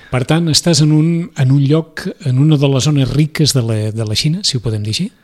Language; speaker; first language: Catalan; native; Catalan